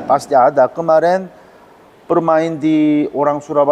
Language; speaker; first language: Indonesian; non-native, learner; Korean